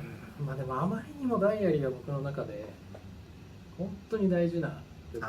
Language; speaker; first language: Japanese; native; Japanese